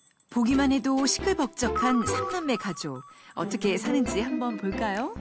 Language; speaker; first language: Korean; native; Korean